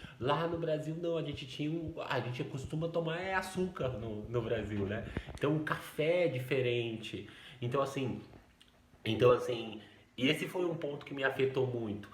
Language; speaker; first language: Portuguese; native; Portuguese